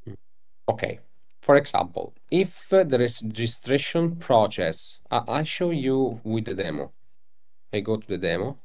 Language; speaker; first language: English; non-native, learner; Italian